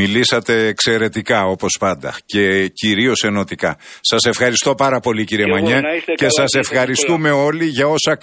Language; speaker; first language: Greek; native; Greek